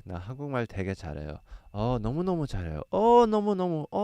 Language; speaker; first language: Korean; early bilingual, other home language; English